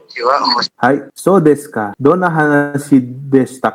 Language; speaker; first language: Japanese; non-native, fluent; Indonesian